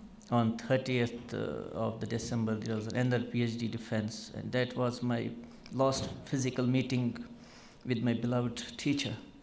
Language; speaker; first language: English; non-native, local second language; Urdu